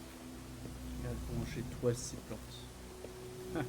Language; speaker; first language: French; native; French